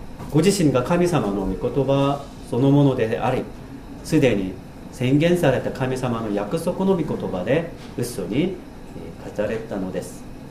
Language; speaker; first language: Japanese; non-native, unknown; Korean